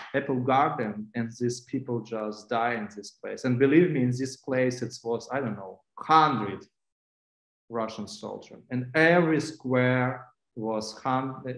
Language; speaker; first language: English; non-native, fluent; Ukrainian